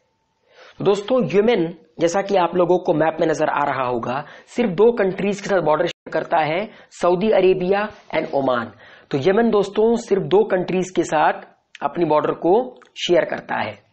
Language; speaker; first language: Hindi; native; Hindi